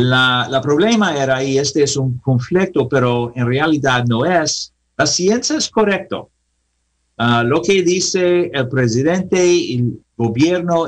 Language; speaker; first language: Spanish; non-native, learner; English